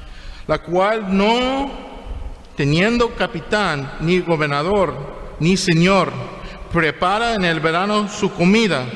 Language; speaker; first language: Spanish; non-native, fluent; English